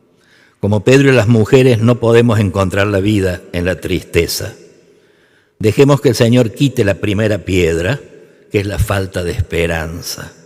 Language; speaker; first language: Spanish; native; Spanish